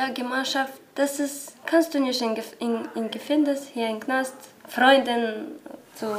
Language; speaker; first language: German; non-native, learner; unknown